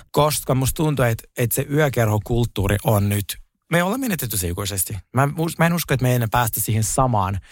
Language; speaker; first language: Finnish; non-native, fluent; Russian